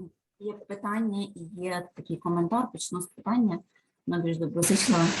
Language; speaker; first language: Ukrainian; native; Ukrainian